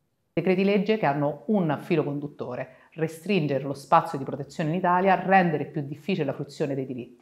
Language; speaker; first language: Italian; native; Italian